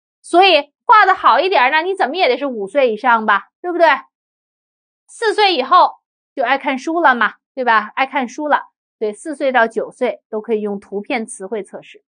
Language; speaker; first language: Chinese; native; Chinese